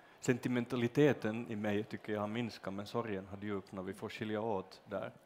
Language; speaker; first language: Swedish; native; Swedish